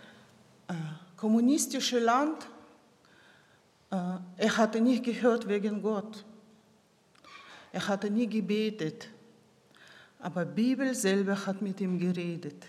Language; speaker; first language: German; non-native, local second language; Russian